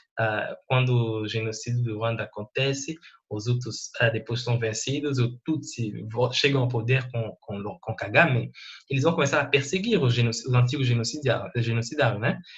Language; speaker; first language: Portuguese; non-native, fluent; French